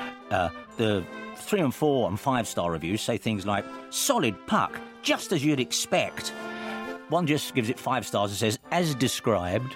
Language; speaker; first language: English; native; English